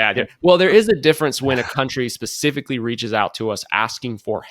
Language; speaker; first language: English; native; English